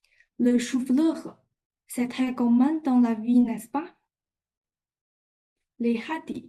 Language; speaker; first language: French; non-native, fluent; Chinese